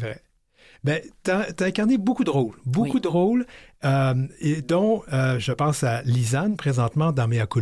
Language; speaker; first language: French; native; French